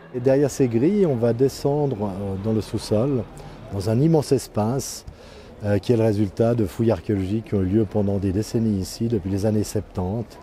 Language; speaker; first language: French; native; French